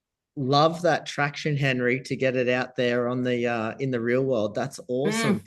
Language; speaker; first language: English; native; English